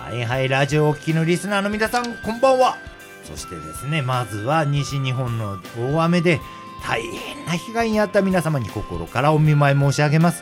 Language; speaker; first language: Japanese; native; Japanese